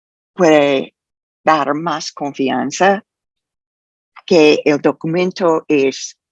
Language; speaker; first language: Spanish; non-native, fluent; English